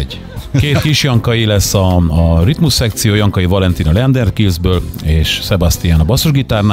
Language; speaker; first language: Hungarian; native; Hungarian